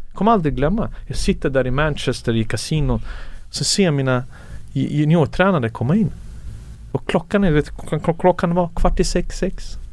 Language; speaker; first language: Swedish; early bilingual, other home language; Serbian